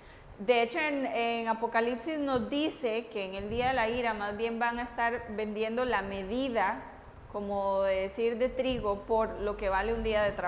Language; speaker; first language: Spanish; native; Spanish